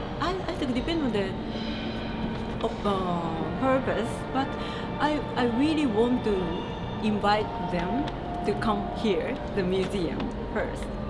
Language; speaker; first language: English; non-native, learner; Japanese